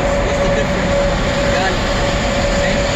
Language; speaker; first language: English; early bilingual, other home language; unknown